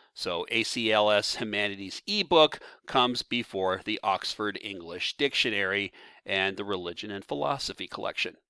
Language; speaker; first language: English; native; English